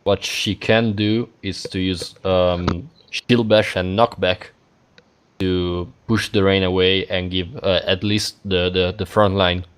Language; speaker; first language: English; non-native, fluent; Italian